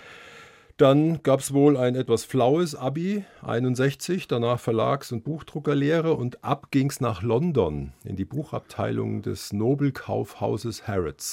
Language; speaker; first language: German; native; German